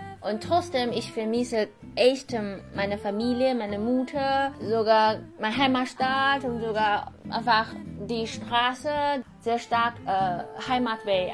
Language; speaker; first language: German; non-native, learner; Chinese